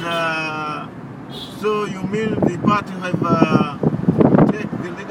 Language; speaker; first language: English; non-native, local second language; Swahili